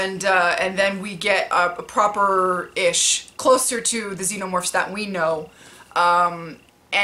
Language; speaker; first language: English; native; English